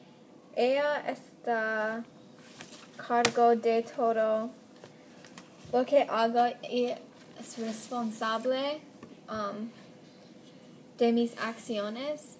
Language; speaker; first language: Spanish; non-native, learner; English